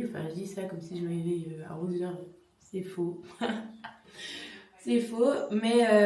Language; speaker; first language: French; native; French